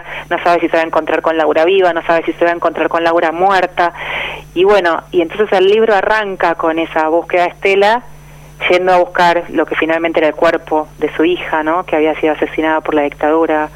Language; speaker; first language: Spanish; native; Spanish